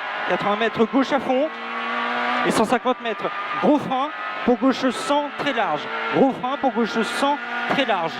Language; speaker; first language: French; native; French